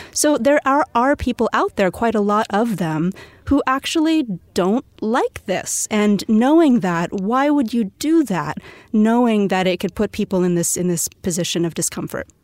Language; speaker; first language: English; native; English